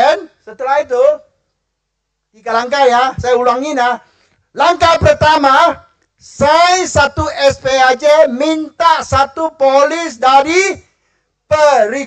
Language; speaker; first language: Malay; non-native, local second language; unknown